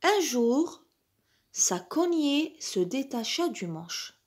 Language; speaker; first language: French; non-native, local second language; Arabic